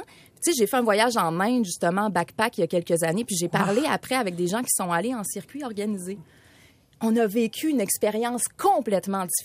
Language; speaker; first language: French; native; French